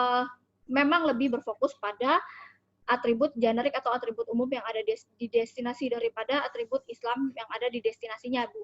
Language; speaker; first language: Indonesian; native; Indonesian